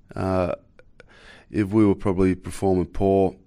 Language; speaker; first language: English; native; English